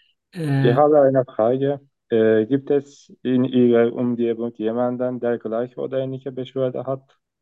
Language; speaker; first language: German; non-native, learner; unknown